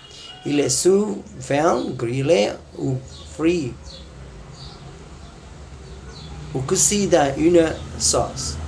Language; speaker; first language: French; non-native, learner; Spanish